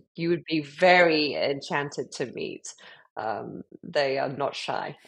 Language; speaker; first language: English; native; English